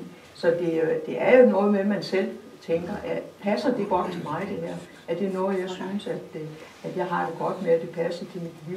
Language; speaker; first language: Danish; native; Danish